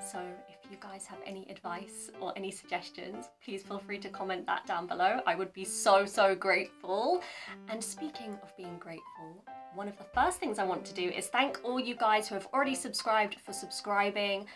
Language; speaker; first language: English; native; English